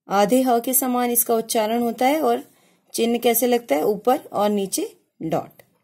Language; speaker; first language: Hindi; native; Hindi